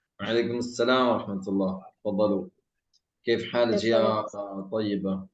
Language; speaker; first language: Arabic; non-native, fluent; Malayalam